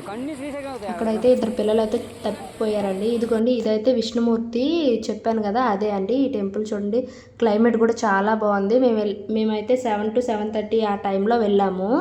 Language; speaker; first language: Telugu; native; Telugu